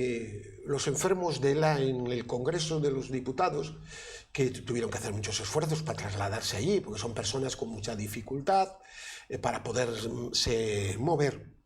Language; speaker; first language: Spanish; native; Spanish